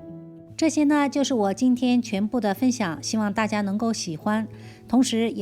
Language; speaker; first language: Chinese; native; Chinese